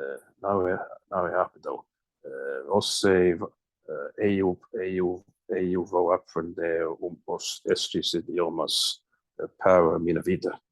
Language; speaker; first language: Portuguese; non-native, learner; English